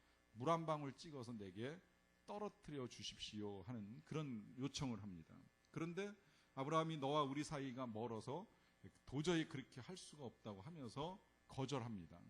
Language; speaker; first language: Korean; native; Korean